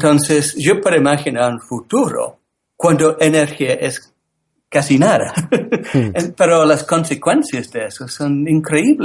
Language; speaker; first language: Spanish; non-native, learner; English